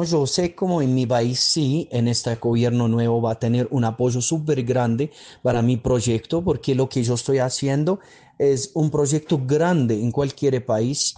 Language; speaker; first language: Spanish; non-native, fluent; Arabic